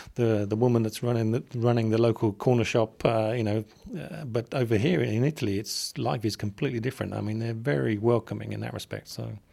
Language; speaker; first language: English; native; English